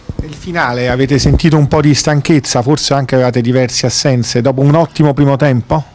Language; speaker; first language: Italian; native; Italian